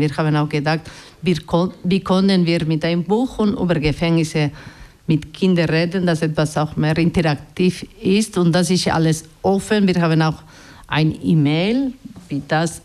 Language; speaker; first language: German; non-native, learner; Basque